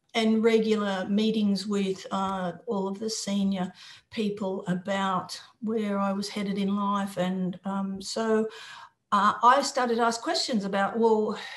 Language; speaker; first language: English; native; English